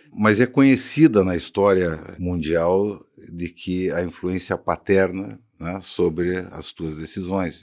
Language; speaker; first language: Portuguese; native; Portuguese